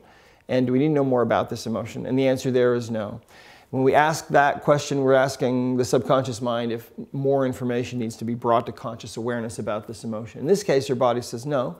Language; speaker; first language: English; native; English